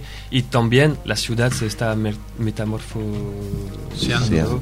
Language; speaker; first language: Spanish; non-native, fluent; French